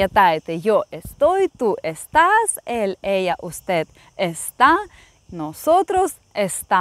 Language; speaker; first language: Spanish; non-native, fluent; Ukrainian